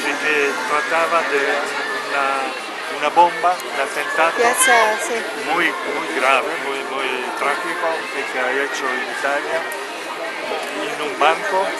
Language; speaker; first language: Spanish; non-native, learner; Italian